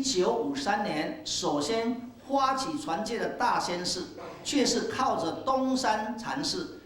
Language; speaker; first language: Chinese; native; Chinese